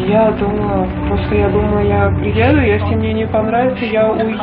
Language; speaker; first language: Russian; non-native, learner; Uzbek